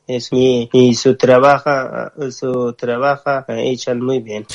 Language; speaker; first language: Spanish; non-native, learner; Persian